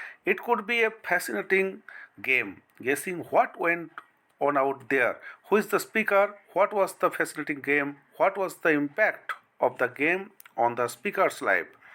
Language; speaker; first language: English; non-native, local second language; Bangla